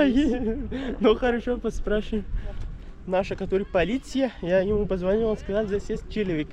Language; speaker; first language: Russian; non-native, learner; Urdu